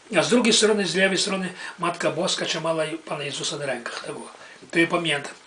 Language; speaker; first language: Polish; early bilingual, heritage; Polish